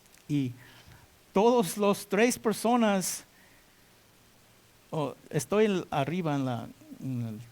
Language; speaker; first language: Spanish; non-native, learner; English